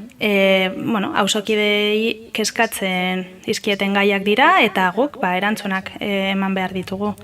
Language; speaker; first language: Basque; non-native, local second language; Spanish